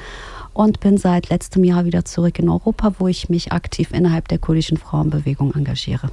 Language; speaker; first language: German; early bilingual, other home language; Kurdish